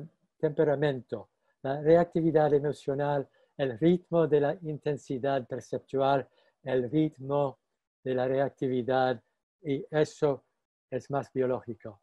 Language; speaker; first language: Spanish; non-native, fluent; English